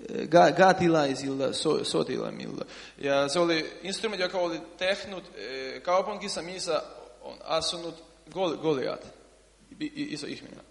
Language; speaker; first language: Finnish; non-native, learner; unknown